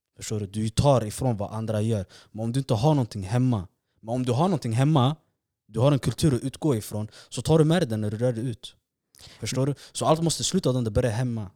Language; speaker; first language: Swedish; early bilingual, other home language; Somali